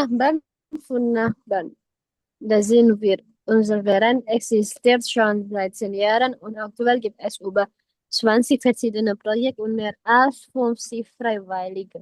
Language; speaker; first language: German; non-native, learner; Indonesian